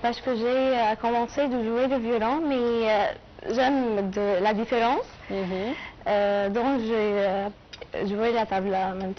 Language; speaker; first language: French; non-native, learner; Arabic